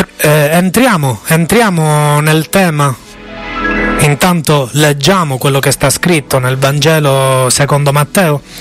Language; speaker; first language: Italian; native; Italian